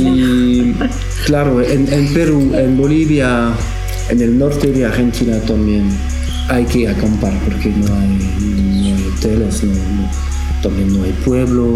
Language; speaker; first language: Spanish; non-native, learner; French